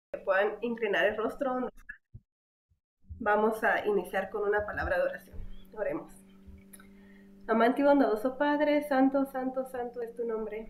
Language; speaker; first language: Spanish; native; Spanish